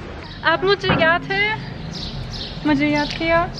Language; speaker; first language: Hindi; non-native, learner; German